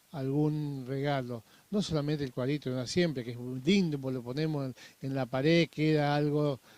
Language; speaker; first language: Spanish; native; Spanish